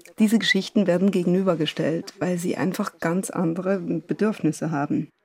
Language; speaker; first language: German; native; German